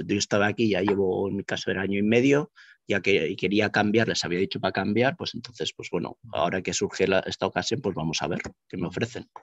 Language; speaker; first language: Spanish; native; Spanish